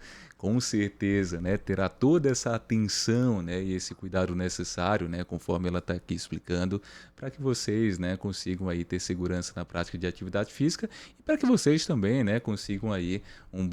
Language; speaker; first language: Portuguese; native; Portuguese